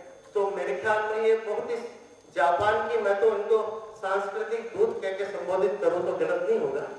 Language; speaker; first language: Hindi; native; Hindi